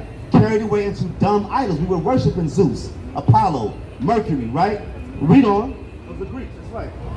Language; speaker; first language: English; native; English